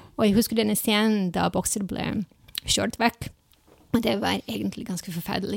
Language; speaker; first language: Norwegian; non-native, fluent; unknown